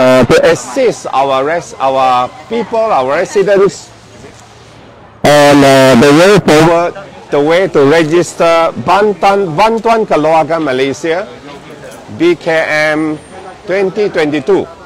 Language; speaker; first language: English; non-native, local second language; Chinese